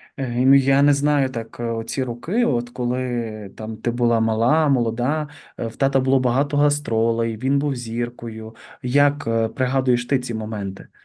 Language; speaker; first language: Ukrainian; native; Ukrainian